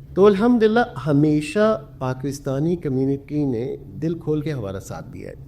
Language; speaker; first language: Urdu; early bilingual, heritage; Urdu